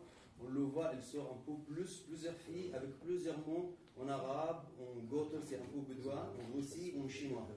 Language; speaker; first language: French; non-native, fluent; Arabic